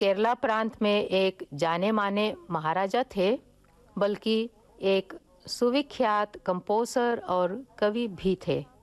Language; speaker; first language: Hindi; non-native, local second language; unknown